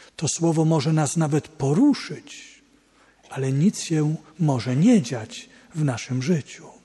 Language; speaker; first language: Polish; native; Polish